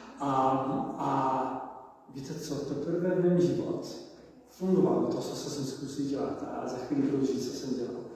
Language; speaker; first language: Czech; non-native, learner; English